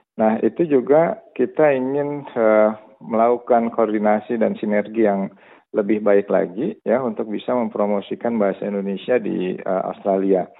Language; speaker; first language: Indonesian; native; Indonesian